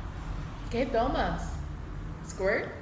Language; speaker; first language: Spanish; non-native, learner; English